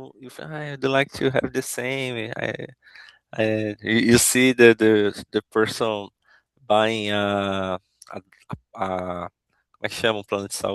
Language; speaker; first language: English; non-native, learner; Portuguese